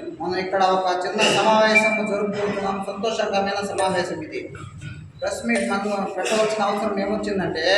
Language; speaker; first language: Telugu; non-native, local second language; Urdu